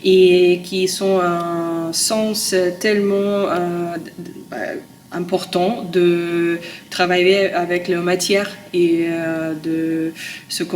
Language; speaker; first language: French; non-native, learner; Russian